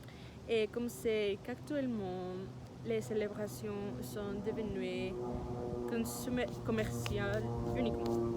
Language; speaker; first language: French; non-native, learner; Spanish